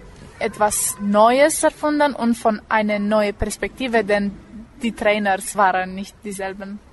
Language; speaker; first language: German; non-native, local second language; Romanian